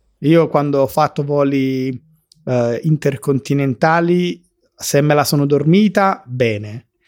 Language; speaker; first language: Italian; native; Italian